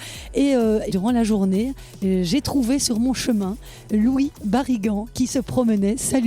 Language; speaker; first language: French; native; French